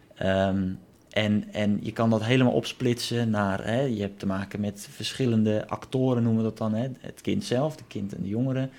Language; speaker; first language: Dutch; native; Dutch